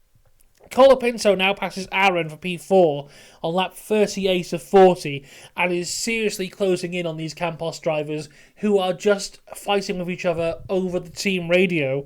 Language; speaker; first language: English; native; English